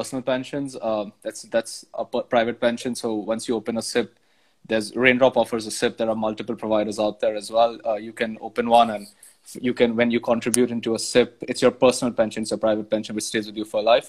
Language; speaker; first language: English; non-native, local second language; Hindi